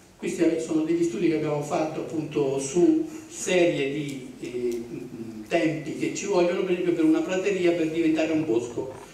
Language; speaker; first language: Italian; native; Italian